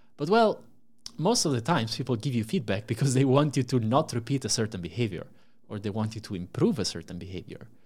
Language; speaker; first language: English; non-native, fluent; Italian